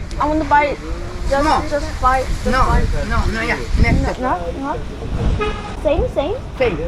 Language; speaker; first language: English; non-native, learner; Korean